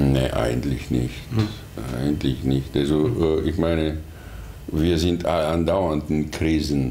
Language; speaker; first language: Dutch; non-native, learner; German